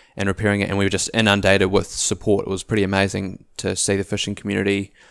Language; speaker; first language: English; native; English